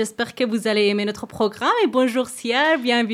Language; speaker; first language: French; non-native, learner; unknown